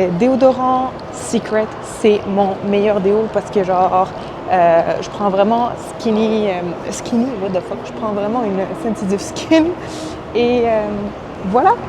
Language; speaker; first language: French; early bilingual, other home language; Arabic